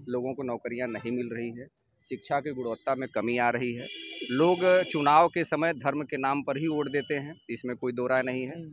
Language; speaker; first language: Hindi; native; Hindi